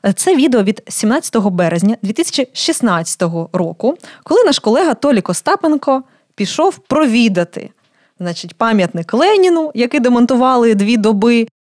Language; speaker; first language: Ukrainian; native; Ukrainian